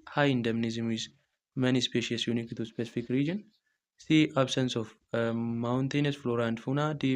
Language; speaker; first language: English; non-native, local second language; Amharic